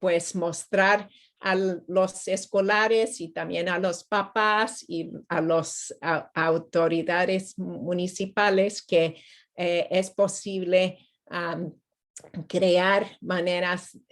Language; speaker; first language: Spanish; non-native, fluent; English